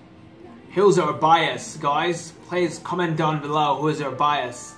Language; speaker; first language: English; non-native, fluent; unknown